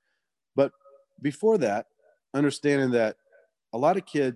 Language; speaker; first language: English; native; English